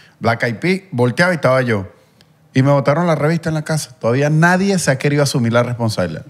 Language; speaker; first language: Spanish; native; Spanish